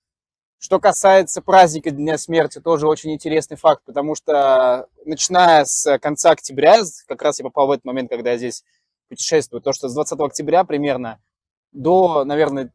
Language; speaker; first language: Russian; native; Russian